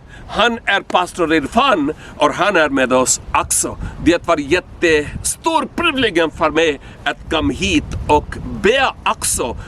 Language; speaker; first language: Swedish; non-native, learner; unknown